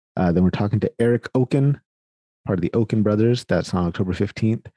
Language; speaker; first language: English; native; English